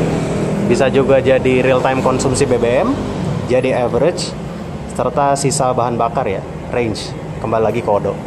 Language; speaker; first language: Indonesian; native; Indonesian